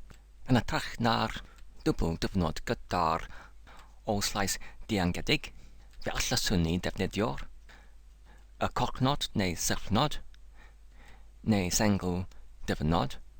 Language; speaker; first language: Welsh; non-native, learner; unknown